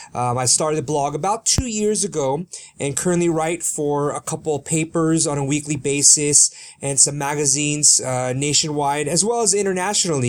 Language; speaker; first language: English; early bilingual, other home language; Korean